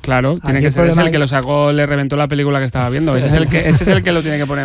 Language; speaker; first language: Spanish; native; Spanish